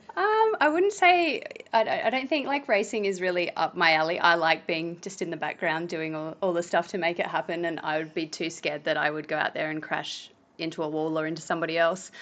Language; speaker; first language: English; native; English